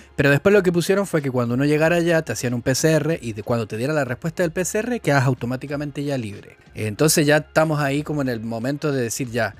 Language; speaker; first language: Spanish; native; Spanish